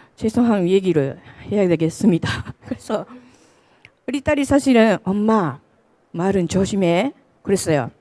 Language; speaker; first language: Korean; non-native, fluent; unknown